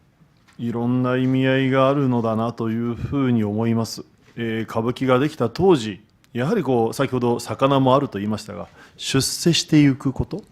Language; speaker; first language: Japanese; native; Japanese